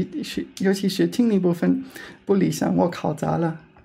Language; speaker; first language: Chinese; non-native, fluent; English